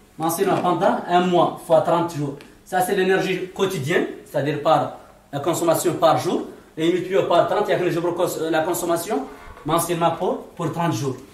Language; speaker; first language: French; non-native, local second language; Arabic